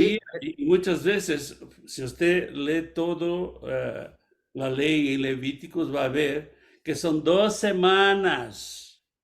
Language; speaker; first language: Spanish; non-native, fluent; Portuguese